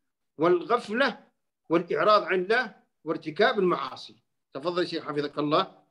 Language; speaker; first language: Arabic; native; Arabic